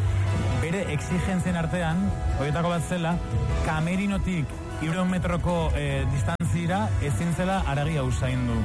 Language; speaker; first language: Basque; native; Basque